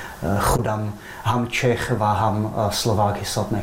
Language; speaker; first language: Tajik; non-native, fluent; Czech